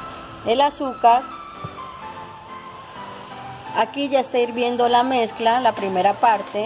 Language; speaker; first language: Spanish; native; Spanish